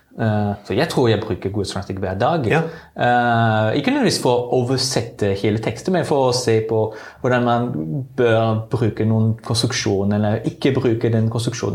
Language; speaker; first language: Norwegian; non-native, fluent; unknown